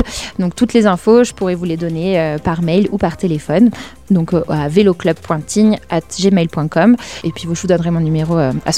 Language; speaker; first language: French; native; French